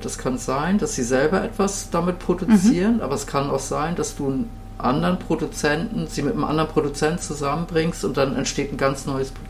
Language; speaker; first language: German; native; German